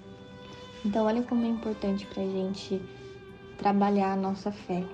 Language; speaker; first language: Portuguese; native; Portuguese